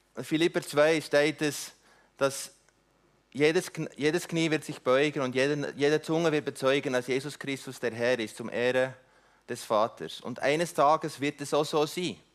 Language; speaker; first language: German; non-native, fluent; Afrikaans